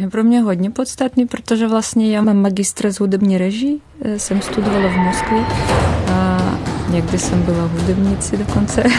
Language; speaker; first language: Czech; non-native, fluent; Russian